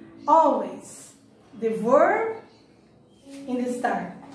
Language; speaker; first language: English; non-native, learner; Portuguese